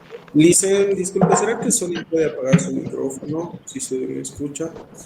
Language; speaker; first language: Spanish; native; Spanish